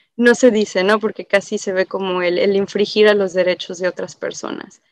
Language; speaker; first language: Spanish; native; Spanish